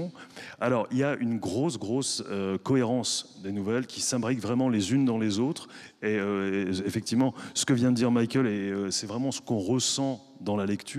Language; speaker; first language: French; native; French